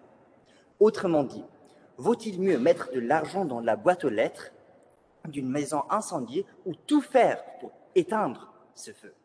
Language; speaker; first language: French; native; French